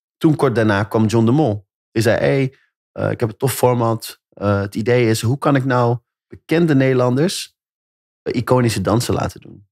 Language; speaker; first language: Dutch; native; Dutch